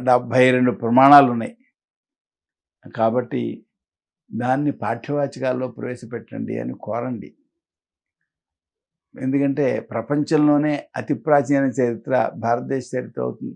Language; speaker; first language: Telugu; native; Telugu